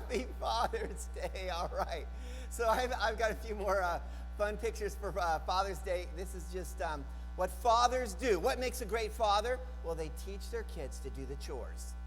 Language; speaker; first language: English; native; English